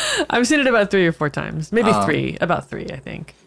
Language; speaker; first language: English; native; English